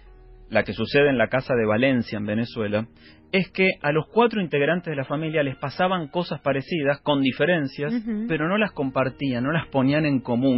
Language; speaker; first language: Spanish; native; Spanish